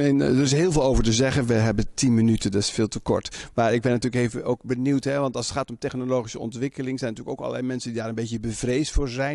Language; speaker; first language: Dutch; native; Dutch